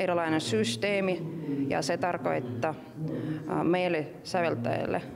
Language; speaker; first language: Finnish; non-native, local second language; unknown